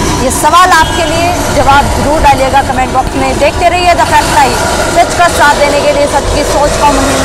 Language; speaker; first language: Hindi; native; Hindi